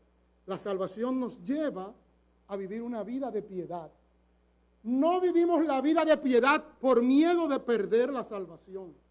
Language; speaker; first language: Spanish; native; Spanish